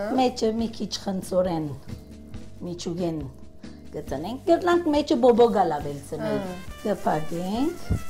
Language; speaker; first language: Armenian; early bilingual, heritage; Armenian